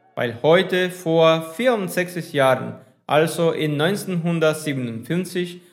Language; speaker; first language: German; non-native, fluent; Spanish